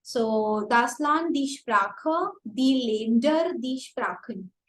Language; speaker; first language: German; non-native, fluent; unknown